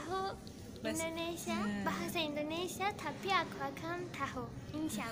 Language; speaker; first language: Indonesian; non-native, learner; Turkish